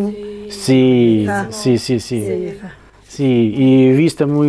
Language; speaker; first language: Spanish; non-native, learner; Russian